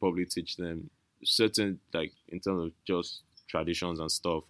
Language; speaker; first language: English; non-native, local second language; Yoruba